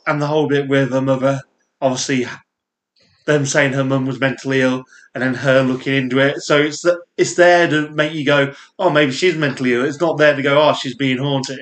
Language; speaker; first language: English; native; English